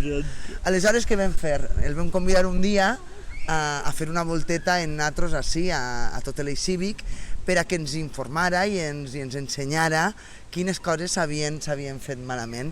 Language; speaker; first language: Catalan; native; Catalan